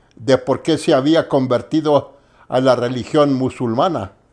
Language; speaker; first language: Spanish; early bilingual, heritage; Spanish